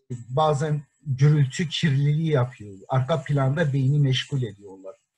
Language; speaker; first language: Turkish; native; Turkish